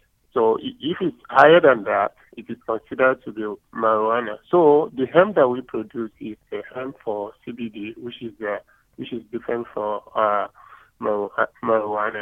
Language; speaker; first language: English; non-native, local second language; Yoruba